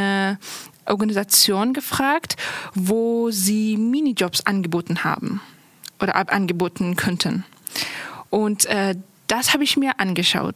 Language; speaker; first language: German; non-native, local second language; Persian